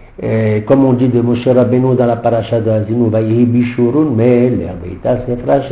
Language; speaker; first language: French; native; French